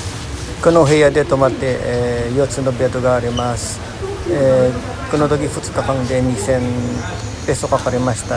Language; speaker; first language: Japanese; non-native, fluent; Filipino